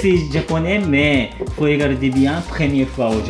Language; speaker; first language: French; non-native, learner; Japanese